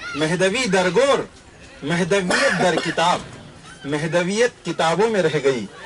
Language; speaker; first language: Urdu; native; Urdu